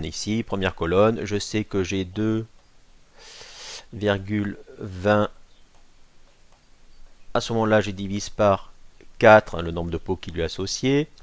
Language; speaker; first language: French; native; French